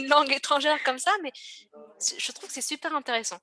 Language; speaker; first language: French; native; French